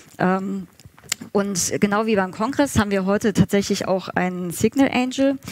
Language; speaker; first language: German; native; German